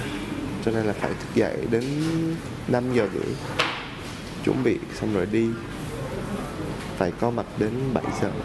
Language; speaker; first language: Vietnamese; non-native, fluent; Japanese